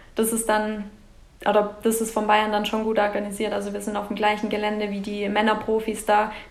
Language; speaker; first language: German; native; German